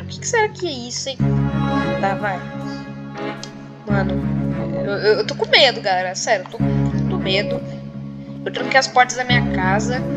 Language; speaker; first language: Portuguese; native; Portuguese